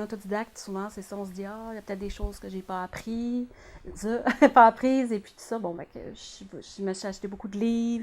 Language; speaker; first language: French; native; French